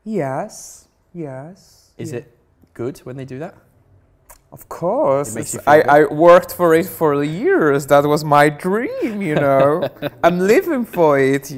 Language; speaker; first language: English; non-native, fluent; Polish